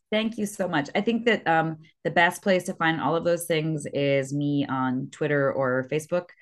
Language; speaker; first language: English; early bilingual, other home language; French